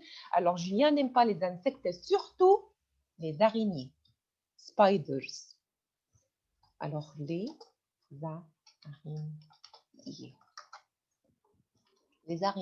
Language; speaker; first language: French; non-native, fluent; Arabic